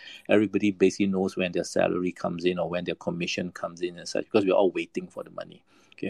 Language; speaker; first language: English; non-native, local second language; Malay